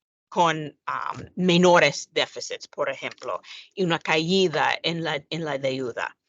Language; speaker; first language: Spanish; non-native, fluent; English